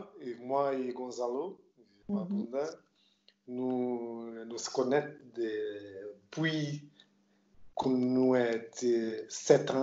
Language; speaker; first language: French; non-native, local second language; Portuguese